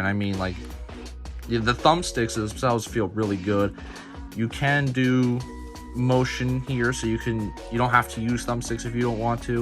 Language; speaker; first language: English; native; English